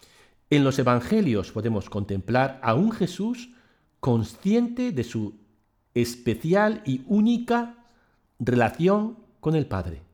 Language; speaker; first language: Spanish; native; Spanish